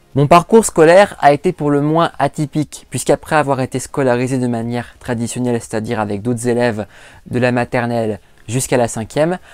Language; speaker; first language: French; native; French